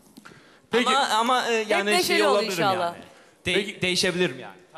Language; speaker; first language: Turkish; early bilingual, heritage; Turkish